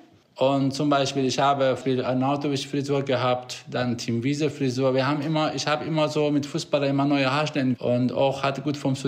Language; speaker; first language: German; non-native, fluent; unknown